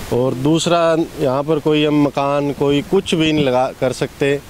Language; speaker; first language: Hindi; native; Hindi